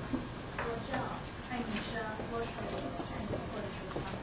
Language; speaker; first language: Chinese; non-native, learner; English